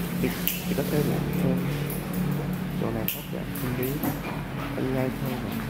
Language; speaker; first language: Vietnamese; non-native, fluent; Japanese